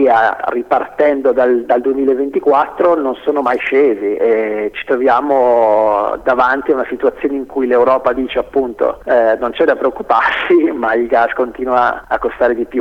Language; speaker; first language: Italian; native; Italian